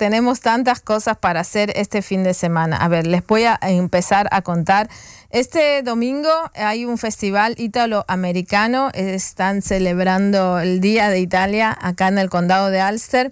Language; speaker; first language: Spanish; native; Spanish